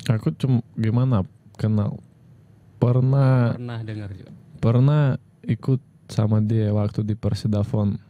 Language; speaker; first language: Indonesian; non-native, fluent; Russian